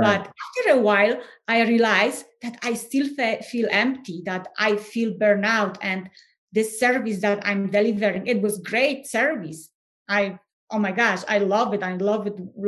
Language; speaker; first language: English; non-native, fluent; Polish